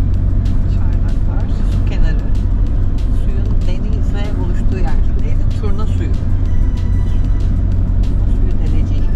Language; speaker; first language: Turkish; native; Turkish